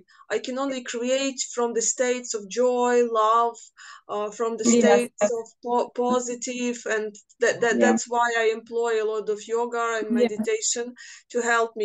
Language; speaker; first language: English; non-native, fluent; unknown